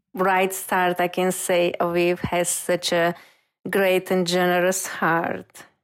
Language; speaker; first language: English; non-native, fluent; Romanian